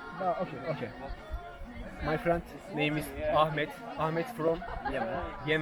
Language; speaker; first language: English; non-native, learner; Turkish